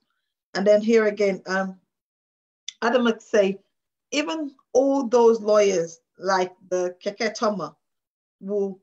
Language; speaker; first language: English; non-native, local second language; Krio